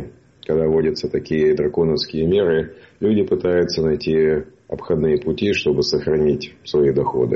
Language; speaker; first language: Russian; native; Russian